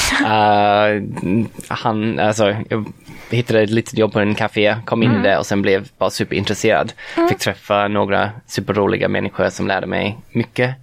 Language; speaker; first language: Swedish; non-native, fluent; English